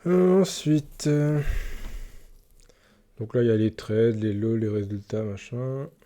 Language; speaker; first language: French; native; French